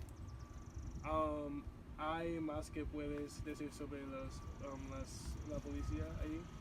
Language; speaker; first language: Spanish; non-native, learner; English